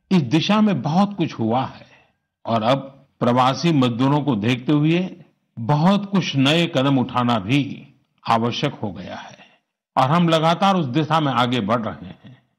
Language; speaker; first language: Hindi; non-native, local second language; Gujarati